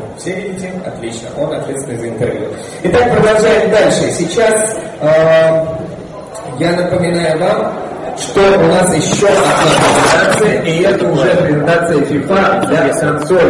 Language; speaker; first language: Russian; native; Russian